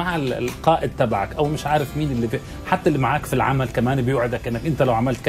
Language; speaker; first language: Arabic; native; Arabic